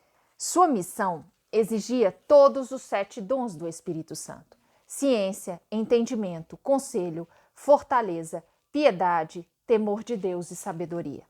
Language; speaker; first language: Portuguese; native; Portuguese